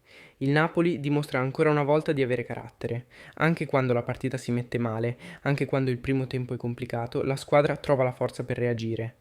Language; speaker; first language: Italian; native; Italian